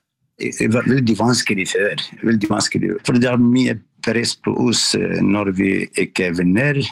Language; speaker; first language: Norwegian; non-native, learner; Arabic